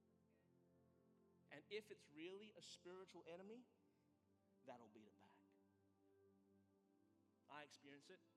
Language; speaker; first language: English; native; English